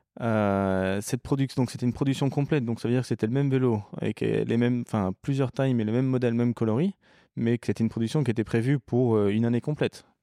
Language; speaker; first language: French; early bilingual, other home language; English